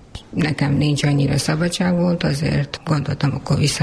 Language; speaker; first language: Hungarian; non-native, learner; Urdu